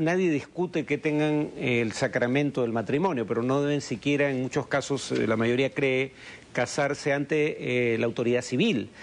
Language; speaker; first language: Spanish; native; Spanish